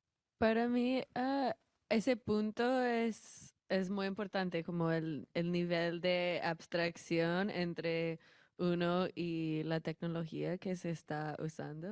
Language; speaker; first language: Spanish; non-native, fluent; English